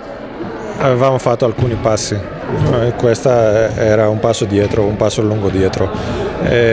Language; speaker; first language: Italian; non-native, fluent; Greek